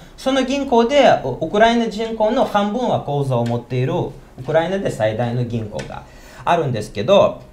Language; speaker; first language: Japanese; non-native, fluent; Ukrainian